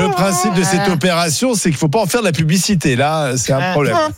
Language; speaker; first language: French; native; French